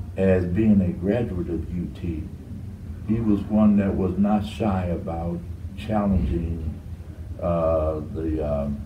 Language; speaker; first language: English; native; English